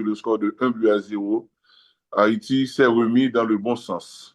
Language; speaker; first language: French; non-native, local second language; Haitian Creole